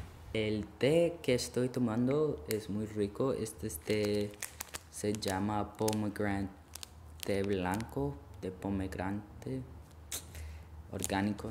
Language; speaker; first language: Spanish; early bilingual, heritage; Spanish